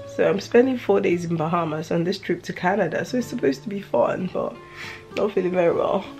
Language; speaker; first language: English; non-native, local second language; Yoruba